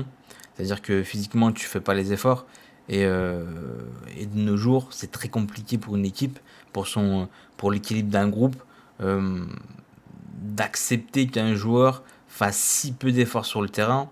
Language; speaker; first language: French; native; French